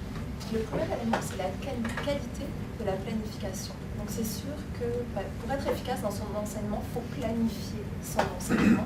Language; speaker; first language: French; native; French